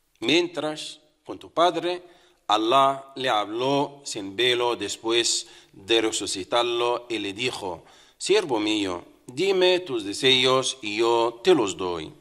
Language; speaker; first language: Spanish; non-native, fluent; Arabic